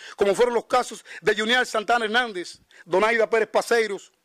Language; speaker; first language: Spanish; native; Spanish